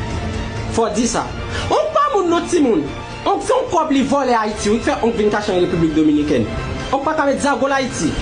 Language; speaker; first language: Haitian Creole; native; Haitian Creole